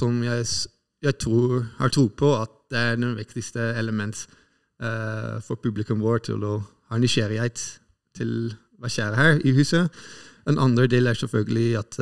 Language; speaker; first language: Norwegian; non-native, fluent; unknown